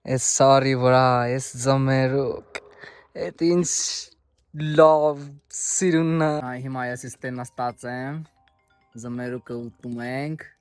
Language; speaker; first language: Armenian; non-native, learner; Hindi